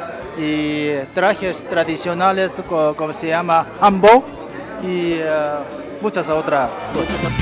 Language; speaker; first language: Spanish; non-native, fluent; Korean